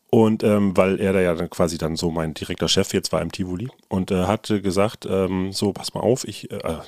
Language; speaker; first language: German; native; German